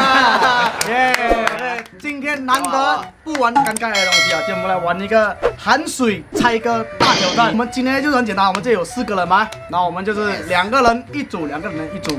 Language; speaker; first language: Chinese; native; Chinese